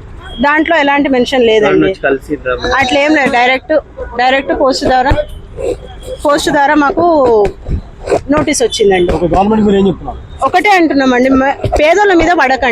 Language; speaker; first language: Telugu; native; Telugu